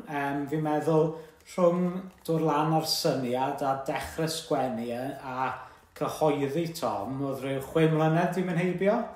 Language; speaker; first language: Welsh; native; Welsh